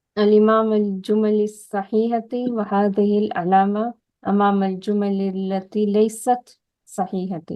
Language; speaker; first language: Arabic; non-native, learner; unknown